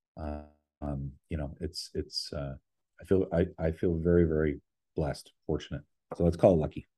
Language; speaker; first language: English; native; English